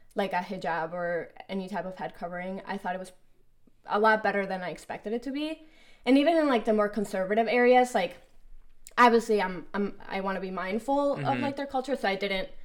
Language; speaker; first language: English; early bilingual, other home language; Spanish